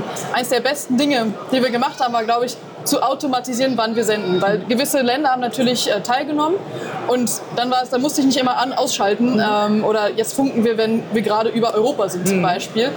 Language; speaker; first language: German; native; German